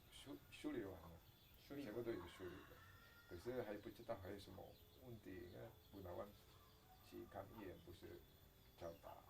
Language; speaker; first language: Chinese; non-native, learner; Indonesian